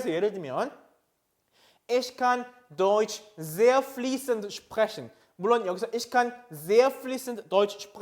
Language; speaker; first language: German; non-native, fluent; Korean